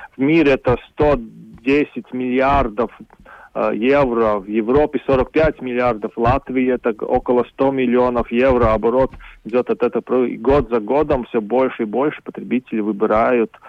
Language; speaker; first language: Russian; non-native, local second language; Latvian